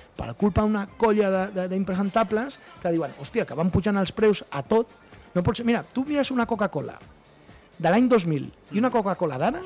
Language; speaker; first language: Catalan; non-native, local second language; Spanish